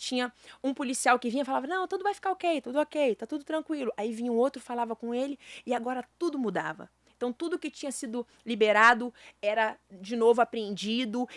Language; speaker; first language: Portuguese; native; Portuguese